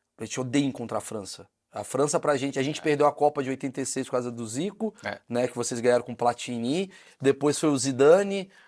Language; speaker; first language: Portuguese; native; Portuguese